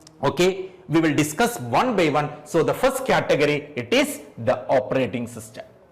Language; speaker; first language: English; non-native, local second language; Malayalam